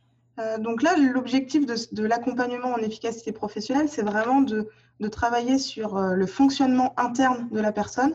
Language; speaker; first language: French; native; French